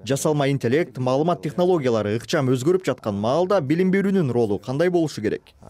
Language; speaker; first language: Kyrgyz; native; Kyrgyz